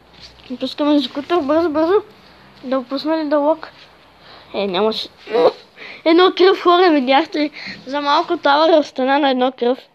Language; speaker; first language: Bulgarian; native; Bulgarian